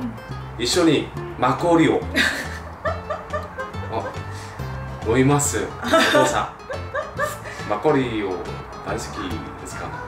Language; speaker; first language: Japanese; non-native, learner; Korean